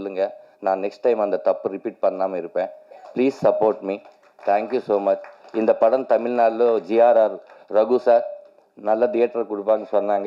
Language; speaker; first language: Tamil; non-native, learner; Telugu